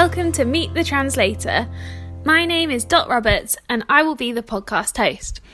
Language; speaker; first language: English; native; English